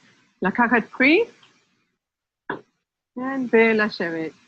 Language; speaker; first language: Hebrew; non-native, fluent; English